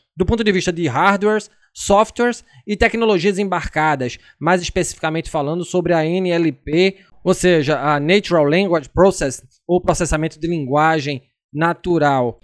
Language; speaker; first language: Portuguese; native; Portuguese